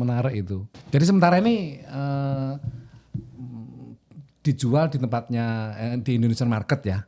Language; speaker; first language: Indonesian; native; Indonesian